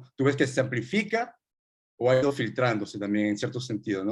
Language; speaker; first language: Spanish; native; Spanish